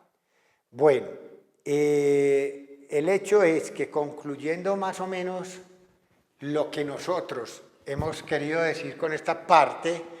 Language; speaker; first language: Spanish; native; Spanish